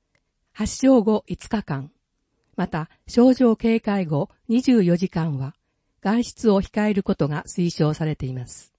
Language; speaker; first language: Japanese; native; Japanese